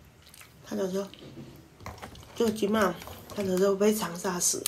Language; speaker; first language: Chinese; non-native, fluent; Vietnamese